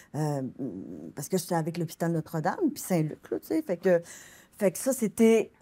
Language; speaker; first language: French; native; French